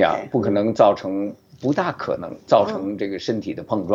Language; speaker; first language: Chinese; native; Chinese